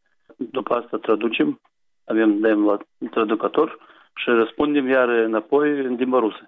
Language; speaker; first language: Romanian; non-native, local second language; Gagauz